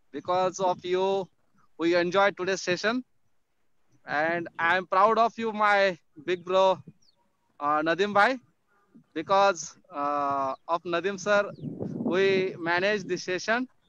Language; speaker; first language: English; non-native, local second language; Marathi